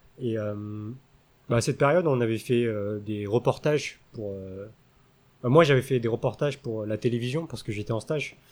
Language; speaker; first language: French; early bilingual, other home language; Min Nan Chinese